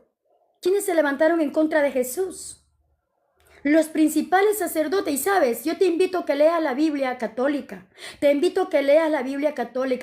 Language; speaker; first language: Spanish; native; Spanish